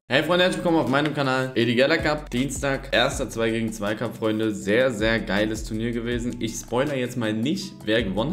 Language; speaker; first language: German; native; German